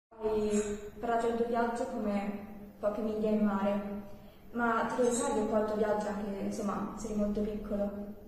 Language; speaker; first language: Italian; native; Italian